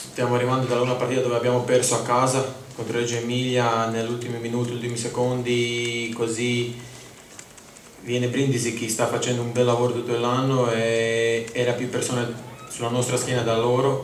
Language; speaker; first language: Italian; non-native, learner; Croatian